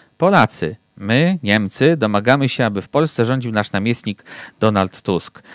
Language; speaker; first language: Polish; native; Polish